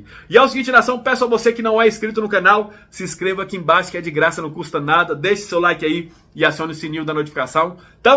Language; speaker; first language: Portuguese; native; Portuguese